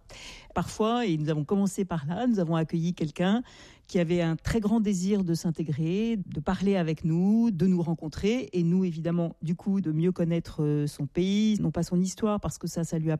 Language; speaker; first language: French; native; French